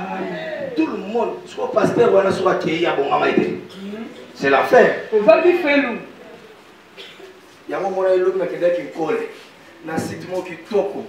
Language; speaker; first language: French; non-native, local second language; Lingala